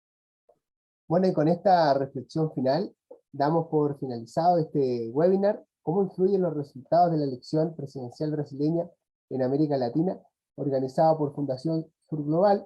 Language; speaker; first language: Spanish; native; Spanish